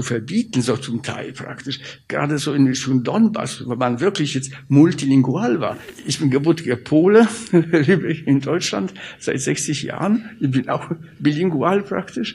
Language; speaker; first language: German; non-native, fluent; Polish